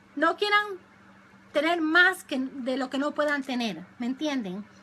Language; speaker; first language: Spanish; early bilingual, other home language; English